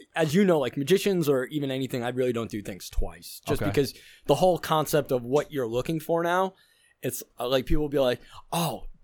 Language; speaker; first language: English; native; English